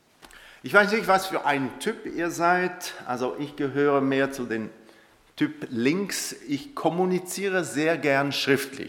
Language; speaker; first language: German; non-native, local second language; French